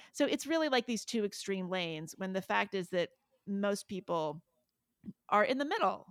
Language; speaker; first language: English; native; English